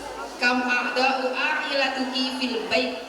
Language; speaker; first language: Arabic; non-native, learner; Indonesian